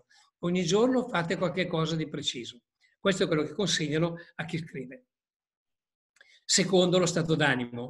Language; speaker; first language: Italian; native; Italian